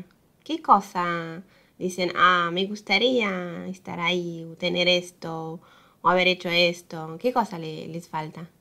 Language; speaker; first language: Spanish; non-native, fluent; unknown